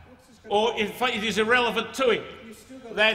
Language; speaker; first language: English; native; English